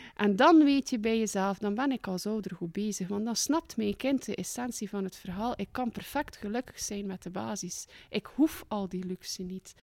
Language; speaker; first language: Dutch; native; Dutch